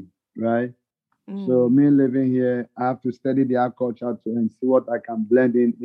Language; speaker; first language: English; non-native, local second language; Ga